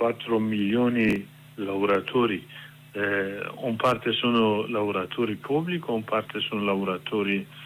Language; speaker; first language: Italian; non-native, learner; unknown